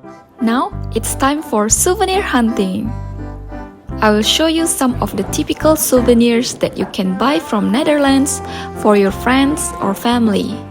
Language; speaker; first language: English; non-native, fluent; Indonesian